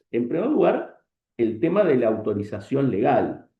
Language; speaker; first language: Spanish; native; Spanish